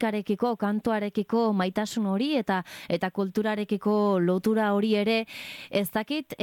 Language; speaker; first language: Basque; native; Basque